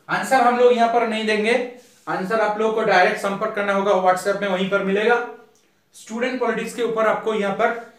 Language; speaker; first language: Hindi; non-native, local second language; Bangla